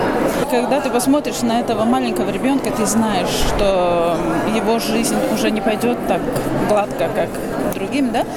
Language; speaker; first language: Russian; non-native, local second language; Latvian